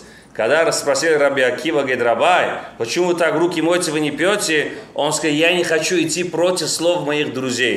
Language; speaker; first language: Russian; non-native, local second language; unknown